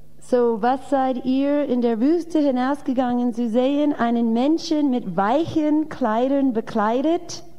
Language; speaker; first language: German; non-native, fluent; English